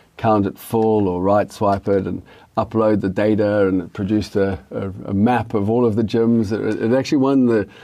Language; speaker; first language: English; native; English